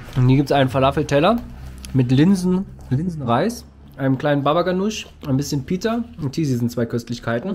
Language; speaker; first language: German; native; German